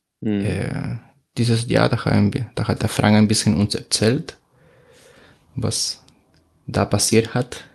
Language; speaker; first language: German; non-native, fluent; Spanish